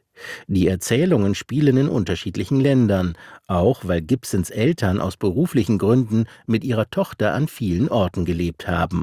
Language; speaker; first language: German; native; German